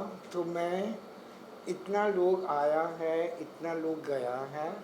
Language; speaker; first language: Hindi; non-native, local second language; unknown